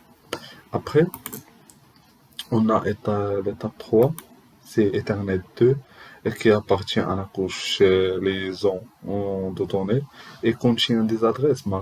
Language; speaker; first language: French; non-native, learner; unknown